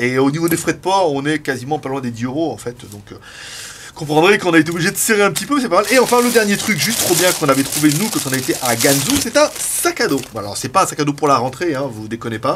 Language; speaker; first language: French; native; French